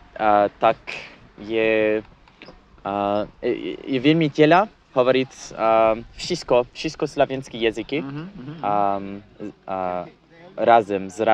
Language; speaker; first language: Slovak; non-native, learner; English